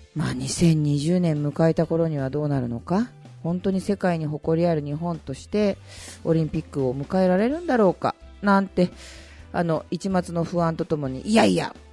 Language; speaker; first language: Japanese; native; Japanese